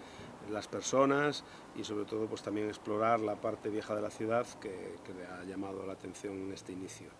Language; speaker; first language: Spanish; native; Spanish